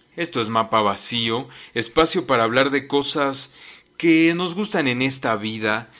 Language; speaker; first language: Spanish; native; Spanish